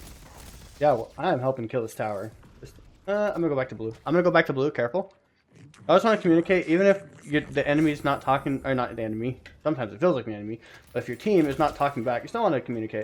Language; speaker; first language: English; native; English